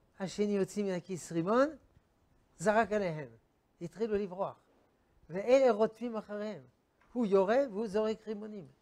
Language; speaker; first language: Hebrew; non-native, fluent; French